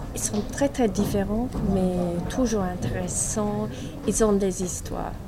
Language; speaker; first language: French; non-native, learner; English